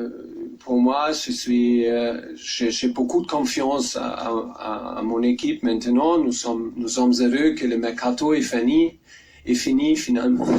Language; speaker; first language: French; non-native, learner; German